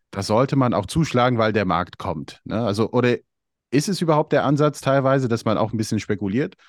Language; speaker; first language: German; native; German